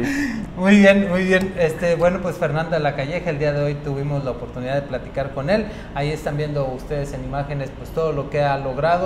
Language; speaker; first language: Spanish; native; Spanish